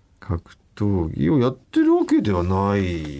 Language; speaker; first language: Japanese; native; Japanese